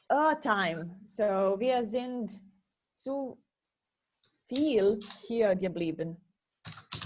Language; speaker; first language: German; non-native, learner; Serbian